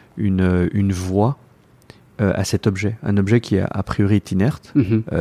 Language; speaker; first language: French; native; French